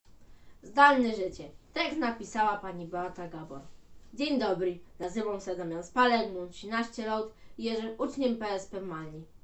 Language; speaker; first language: Polish; native; Polish